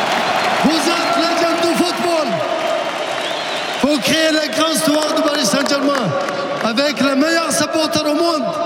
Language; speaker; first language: French; non-native, fluent; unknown